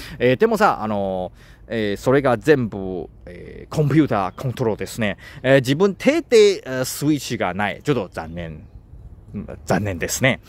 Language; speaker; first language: Japanese; non-native, learner; Chinese